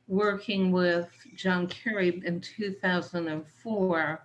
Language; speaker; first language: English; native; English